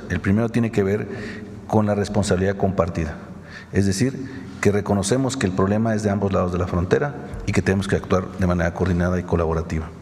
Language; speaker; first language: Spanish; native; Spanish